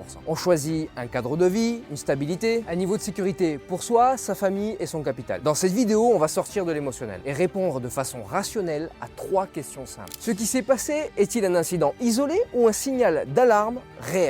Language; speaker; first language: French; native; French